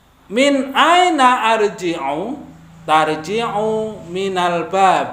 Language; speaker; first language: Arabic; non-native, fluent; Javanese